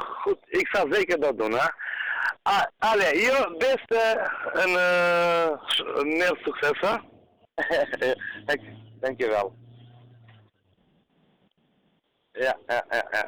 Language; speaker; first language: Dutch; non-native, learner; Turkish